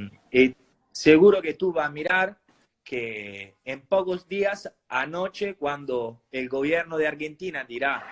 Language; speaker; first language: Spanish; non-native, fluent; Italian